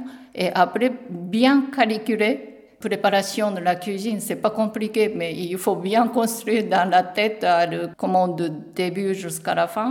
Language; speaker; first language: French; non-native, learner; Japanese